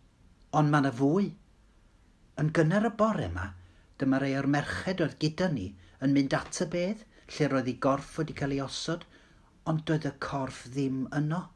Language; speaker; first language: Welsh; native; Welsh